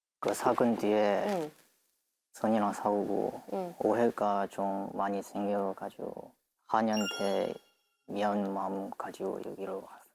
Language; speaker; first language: Korean; non-native, learner; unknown